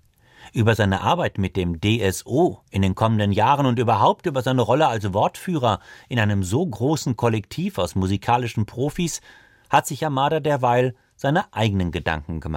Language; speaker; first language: German; native; German